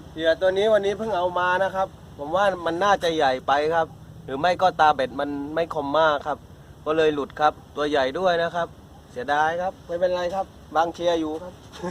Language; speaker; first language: Thai; native; Thai